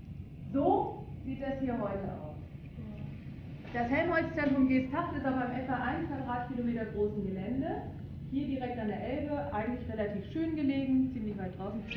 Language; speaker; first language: German; native; German